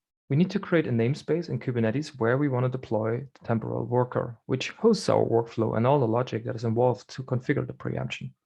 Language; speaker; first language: English; non-native, fluent; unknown